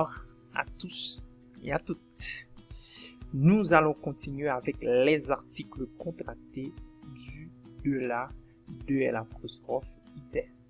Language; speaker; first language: French; non-native, fluent; Portuguese